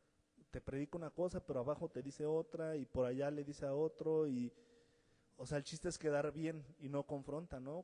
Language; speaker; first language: Spanish; native; Spanish